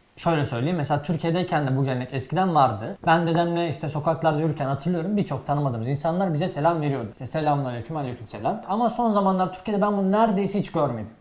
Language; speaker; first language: Turkish; native; Turkish